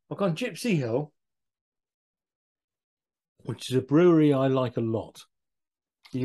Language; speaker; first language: English; native; English